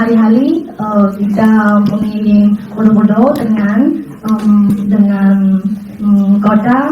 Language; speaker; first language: Indonesian; non-native, fluent; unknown